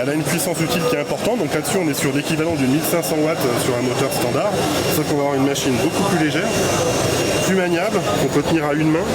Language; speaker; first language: French; native; French